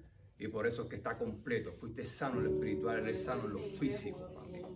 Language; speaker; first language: Spanish; native; Spanish